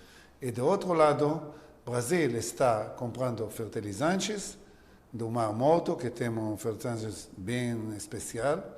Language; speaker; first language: Portuguese; non-native, learner; Hebrew